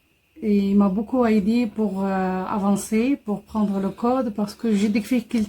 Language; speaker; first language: French; non-native, learner; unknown